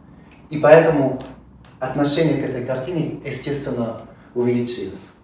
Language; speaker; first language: Russian; non-native, fluent; French